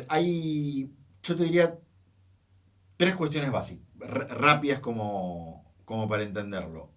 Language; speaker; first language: Spanish; native; Spanish